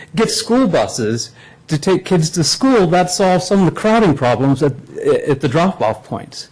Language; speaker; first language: English; native; English